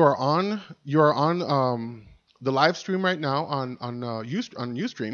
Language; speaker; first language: English; native; English